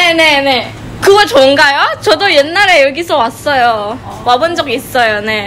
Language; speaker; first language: Korean; non-native, learner; Indonesian